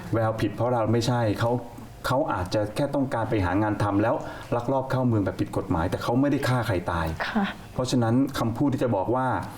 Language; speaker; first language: Thai; native; Thai